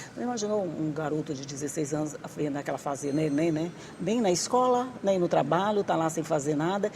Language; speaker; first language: Portuguese; native; Portuguese